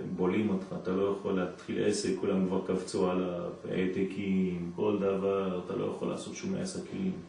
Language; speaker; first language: Hebrew; non-native, fluent; French